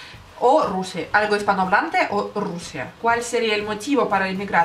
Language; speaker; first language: Spanish; non-native, learner; Russian